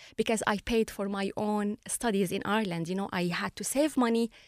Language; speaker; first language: English; non-native, fluent; Arabic